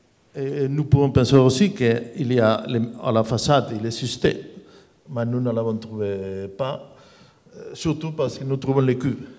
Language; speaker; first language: French; non-native, learner; Spanish